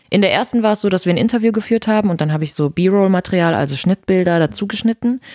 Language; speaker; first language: German; non-native, fluent; Portuguese